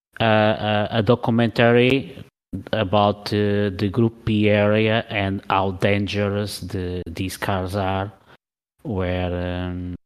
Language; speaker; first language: English; non-native, learner; Portuguese